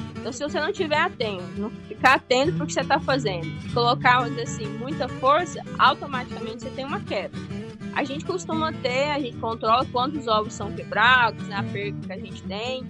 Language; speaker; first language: Portuguese; native; Portuguese